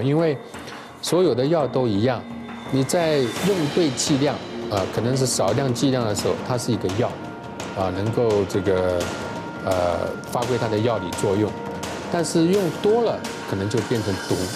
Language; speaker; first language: Chinese; native; Chinese